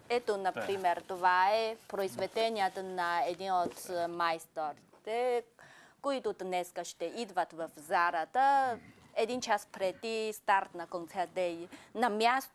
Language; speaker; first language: Bulgarian; non-native, fluent; Chinese